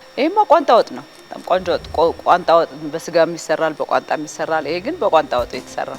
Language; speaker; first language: Amharic; non-native, local second language; Tigrinya